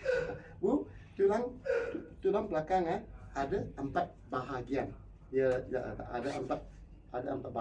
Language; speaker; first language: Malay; non-native, local second language; Cantonese